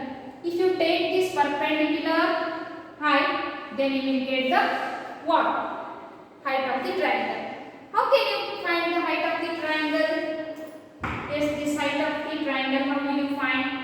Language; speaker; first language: English; non-native, local second language; Kannada